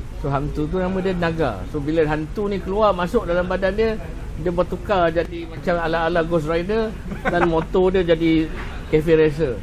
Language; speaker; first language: Malay; native; Malay